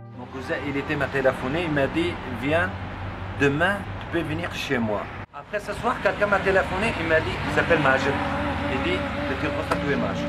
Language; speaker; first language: French; non-native, learner; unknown